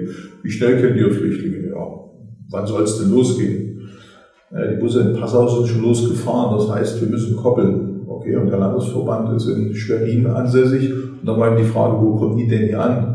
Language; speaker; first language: German; native; German